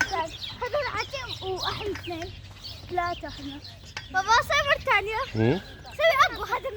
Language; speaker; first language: Arabic; native; Arabic